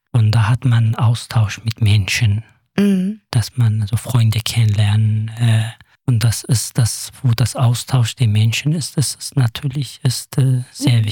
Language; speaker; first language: German; non-native, fluent; Kurdish